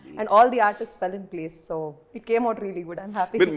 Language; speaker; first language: Telugu; non-native, fluent; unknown